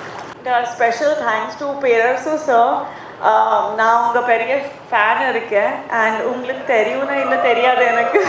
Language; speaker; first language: Tamil; non-native, local second language; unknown